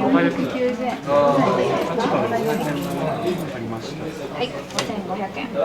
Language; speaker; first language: Japanese; native; Japanese